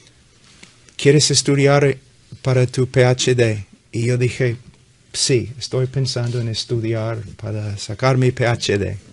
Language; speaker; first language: Spanish; non-native, fluent; English